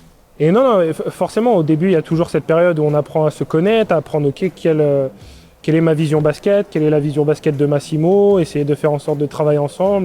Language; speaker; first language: French; native; French